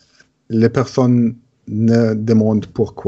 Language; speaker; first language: French; non-native, learner; German